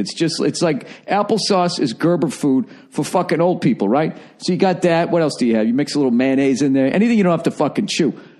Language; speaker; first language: English; native; English